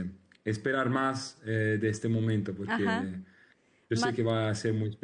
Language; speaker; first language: Spanish; non-native, learner; Italian